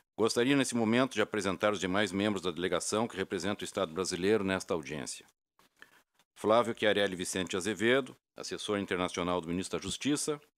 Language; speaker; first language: Portuguese; native; Portuguese